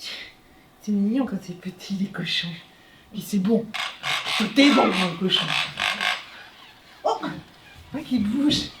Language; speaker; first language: French; native; French